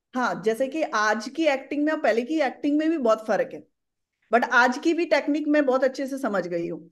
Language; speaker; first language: Hindi; native; Hindi